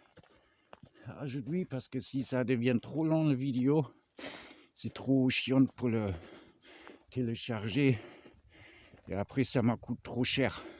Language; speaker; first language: French; non-native, fluent; German